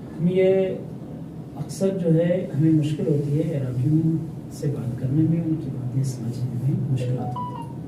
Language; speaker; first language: Urdu; native; Urdu